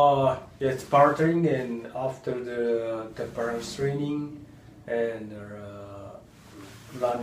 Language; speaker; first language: English; non-native, learner; Japanese